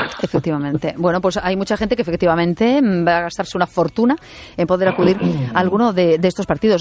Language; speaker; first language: Spanish; native; Spanish